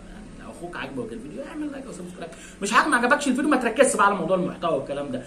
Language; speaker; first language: Arabic; native; Arabic